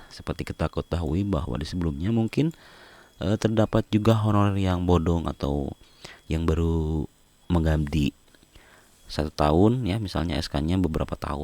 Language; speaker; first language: Indonesian; native; Indonesian